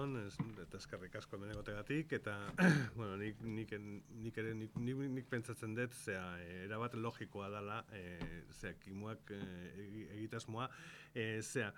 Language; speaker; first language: Basque; non-native, local second language; Spanish